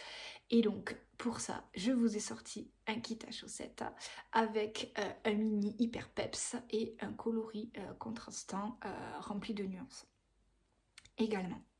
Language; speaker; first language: French; native; French